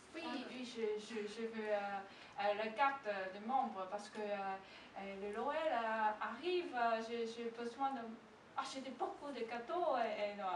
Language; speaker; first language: French; non-native, learner; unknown